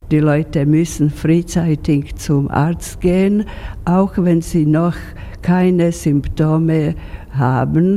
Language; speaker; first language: German; non-native, fluent; Slovak